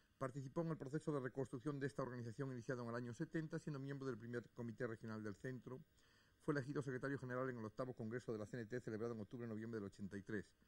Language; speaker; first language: Spanish; native; Spanish